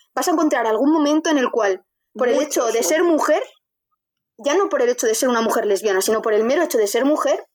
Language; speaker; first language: Spanish; native; Spanish